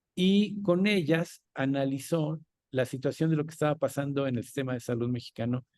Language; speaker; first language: Spanish; native; Spanish